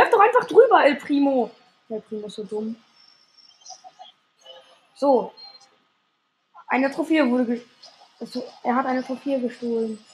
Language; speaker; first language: German; native; German